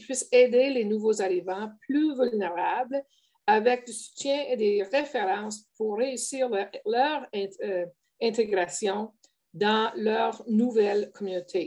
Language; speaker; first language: French; native; French